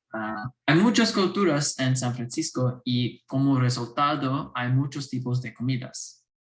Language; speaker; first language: Spanish; non-native, learner; English